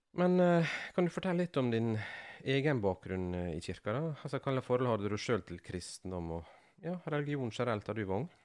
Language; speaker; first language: Norwegian; native; Norwegian